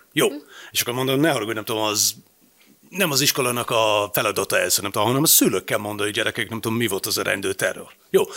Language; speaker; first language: Hungarian; non-native, fluent; English